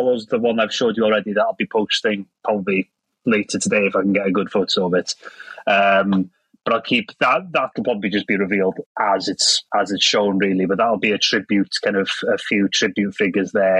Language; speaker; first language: English; non-native, local second language; Welsh